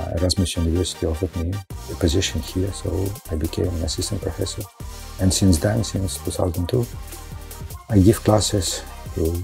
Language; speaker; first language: English; non-native, fluent; Russian